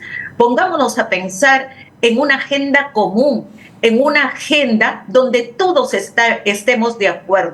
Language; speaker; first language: Spanish; native; Spanish